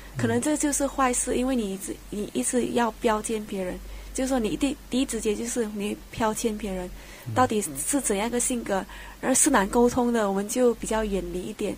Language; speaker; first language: Chinese; native; Chinese